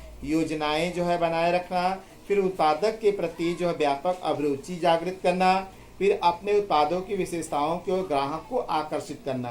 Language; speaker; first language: Hindi; native; Hindi